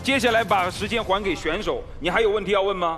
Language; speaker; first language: Chinese; native; Chinese